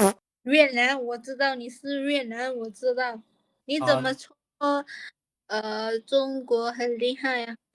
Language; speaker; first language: Chinese; non-native, learner; Lao